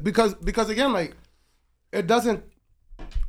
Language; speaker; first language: English; early bilingual, other home language; Spanish